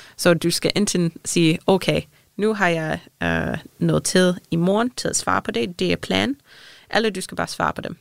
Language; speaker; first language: Danish; non-native, fluent; English